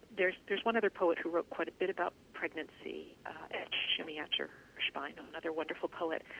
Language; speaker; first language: English; native; English